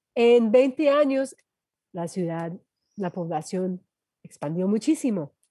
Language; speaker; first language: Spanish; non-native, fluent; English